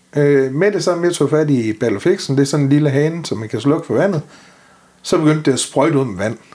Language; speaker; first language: Danish; native; Danish